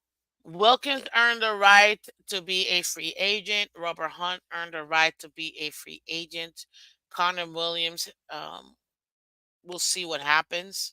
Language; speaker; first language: English; native; English